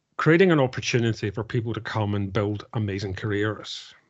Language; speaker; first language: English; native; English